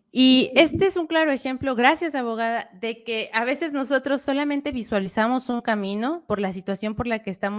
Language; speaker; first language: Spanish; native; Spanish